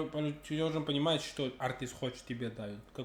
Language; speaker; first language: Russian; non-native, learner; English